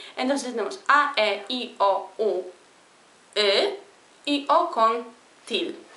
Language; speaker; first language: Spanish; non-native, fluent; Polish